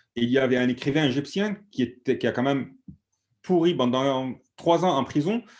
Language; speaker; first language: French; non-native, fluent; Arabic